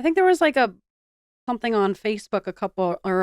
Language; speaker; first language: English; native; English